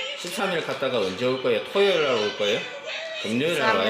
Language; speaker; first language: Korean; native; Korean